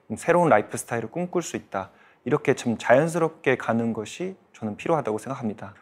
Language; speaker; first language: Korean; native; Korean